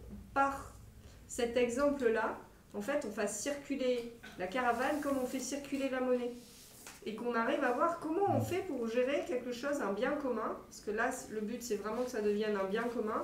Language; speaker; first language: French; native; French